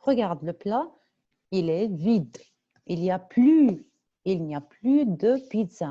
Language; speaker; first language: French; non-native, fluent; Arabic